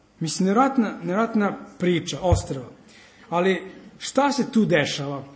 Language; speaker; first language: Serbian; early bilingual, heritage; Serbian